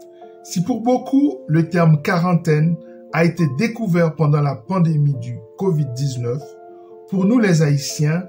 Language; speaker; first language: French; non-native, local second language; Haitian Creole